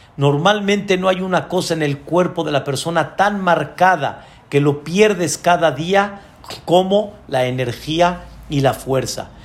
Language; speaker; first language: Spanish; early bilingual, other home language; Arabic